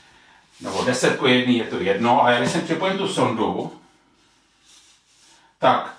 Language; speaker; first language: Czech; native; Czech